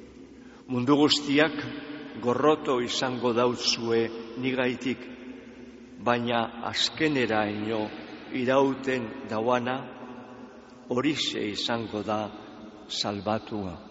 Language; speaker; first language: Basque; native; Basque